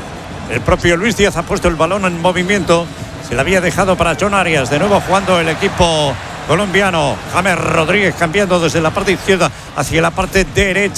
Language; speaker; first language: Spanish; native; Spanish